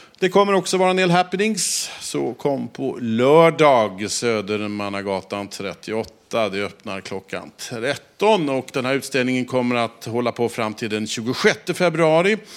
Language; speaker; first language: Swedish; native; Swedish